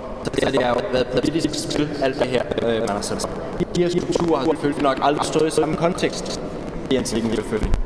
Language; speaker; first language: Danish; native; Danish